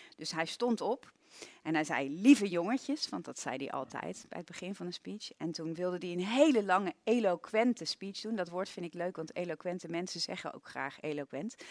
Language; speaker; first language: Dutch; native; Dutch